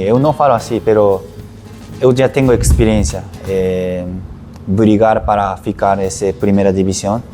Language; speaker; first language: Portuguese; non-native, learner; Japanese